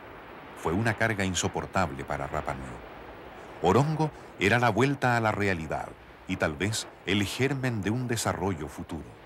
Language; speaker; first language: Spanish; native; Spanish